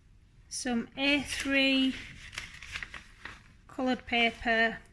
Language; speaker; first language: English; native; English